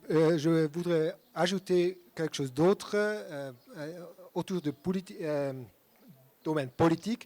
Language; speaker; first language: French; non-native, local second language; German